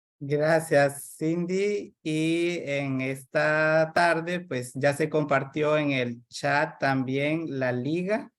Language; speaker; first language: Spanish; native; Spanish